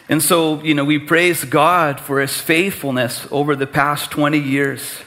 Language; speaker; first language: English; native; English